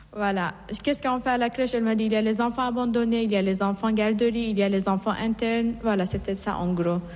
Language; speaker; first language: French; non-native, fluent; Persian